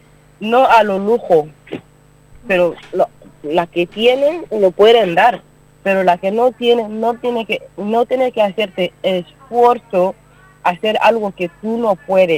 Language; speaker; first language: Spanish; non-native, learner; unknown